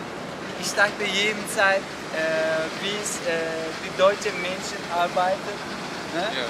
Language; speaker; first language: German; non-native, learner; Turkish